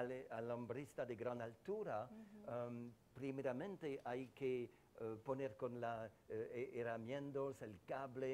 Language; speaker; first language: Spanish; non-native, fluent; French